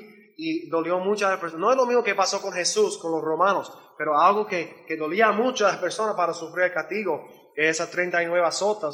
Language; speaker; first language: Spanish; non-native, learner; English